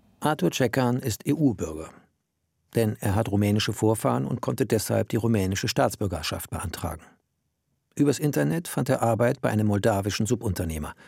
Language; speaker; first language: German; native; German